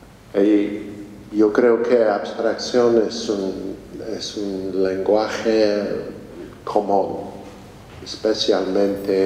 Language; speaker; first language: Spanish; non-native, fluent; English